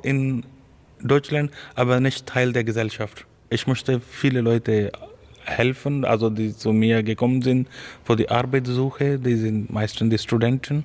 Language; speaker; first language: German; non-native, fluent; Urdu